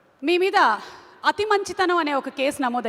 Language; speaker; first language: Telugu; native; Telugu